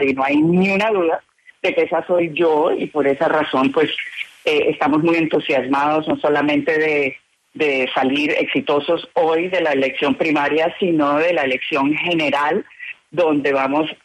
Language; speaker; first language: Spanish; native; Spanish